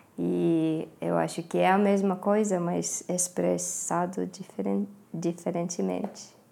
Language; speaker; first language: Portuguese; non-native, fluent; Estonian